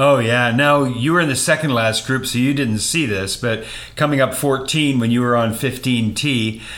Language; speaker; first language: English; native; English